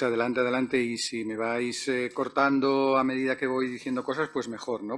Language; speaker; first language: Spanish; native; Spanish